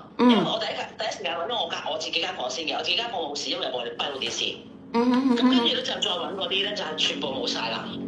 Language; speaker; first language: Cantonese; native; Cantonese